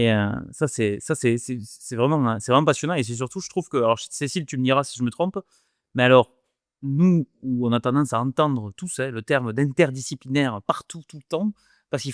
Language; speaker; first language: French; native; French